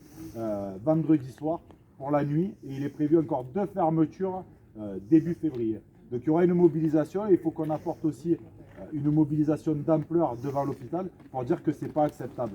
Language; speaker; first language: French; native; French